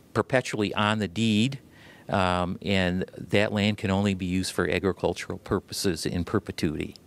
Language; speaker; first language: English; native; English